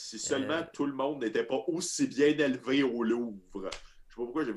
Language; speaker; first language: French; native; French